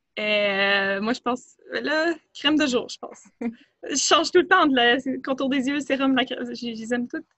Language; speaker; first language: French; native; French